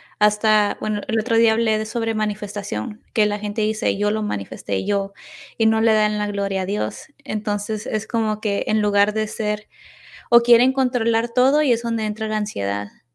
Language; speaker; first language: Spanish; native; Spanish